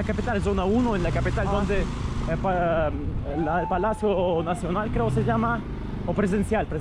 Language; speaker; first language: Spanish; non-native, fluent; Russian